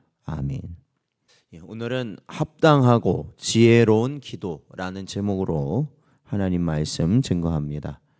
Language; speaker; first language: Korean; native; Korean